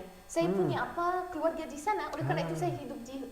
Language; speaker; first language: Indonesian; non-native, learner; Arabic